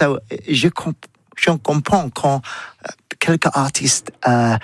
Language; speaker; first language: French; non-native, learner; English